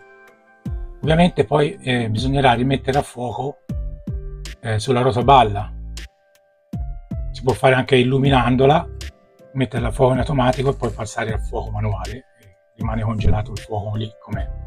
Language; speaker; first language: Italian; native; Italian